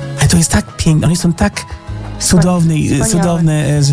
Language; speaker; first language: Polish; non-native, learner; English